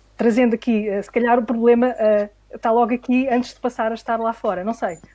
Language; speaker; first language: Portuguese; native; Portuguese